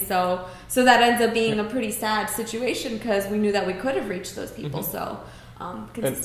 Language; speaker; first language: English; native; English